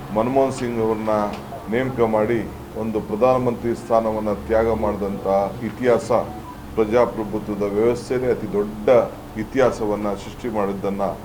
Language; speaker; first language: Kannada; native; Kannada